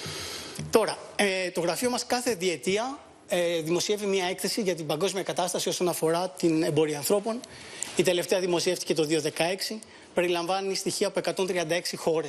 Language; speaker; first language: Greek; native; Greek